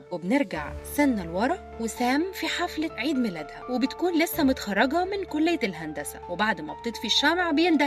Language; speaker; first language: Arabic; native; Arabic